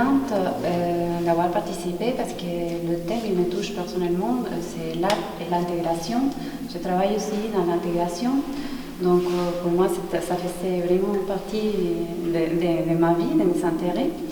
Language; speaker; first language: French; non-native, fluent; Spanish